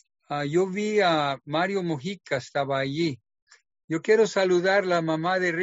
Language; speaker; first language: Spanish; non-native, fluent; English